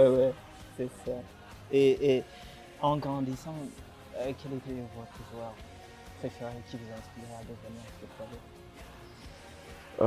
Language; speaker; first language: French; non-native, local second language; Rundi